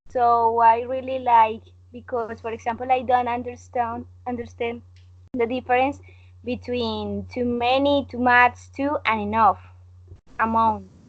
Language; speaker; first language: English; non-native, learner; Spanish